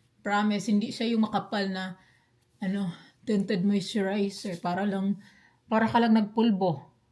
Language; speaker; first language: Filipino; non-native, local second language; Cebuano